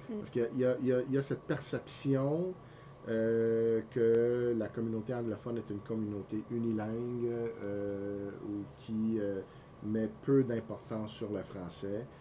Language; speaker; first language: French; non-native, local second language; English